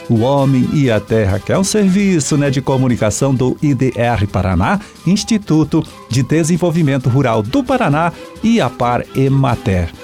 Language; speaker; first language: Portuguese; native; Portuguese